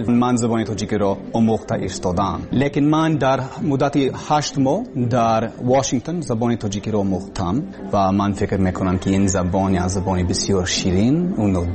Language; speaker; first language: Persian; non-native, learner; English